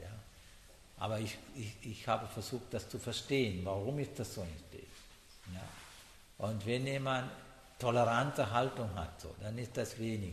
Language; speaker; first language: German; non-native, learner; Sinhala